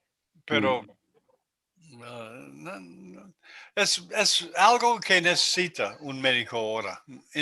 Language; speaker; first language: Spanish; non-native, learner; English